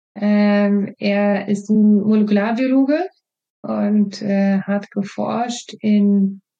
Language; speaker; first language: German; non-native, fluent; Swedish